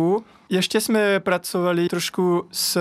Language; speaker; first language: Czech; non-native, fluent; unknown